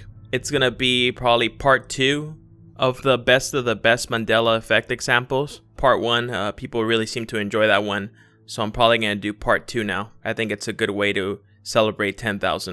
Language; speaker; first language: English; native; English